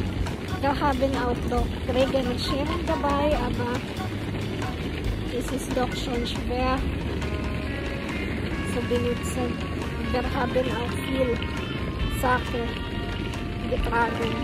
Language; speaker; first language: German; non-native, learner; Cebuano